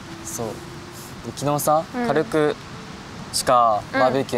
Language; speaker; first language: Japanese; native; Japanese